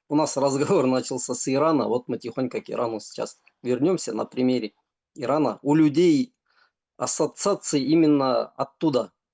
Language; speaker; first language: Russian; native; Russian